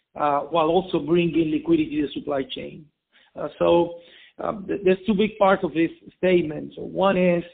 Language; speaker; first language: English; non-native, fluent; Spanish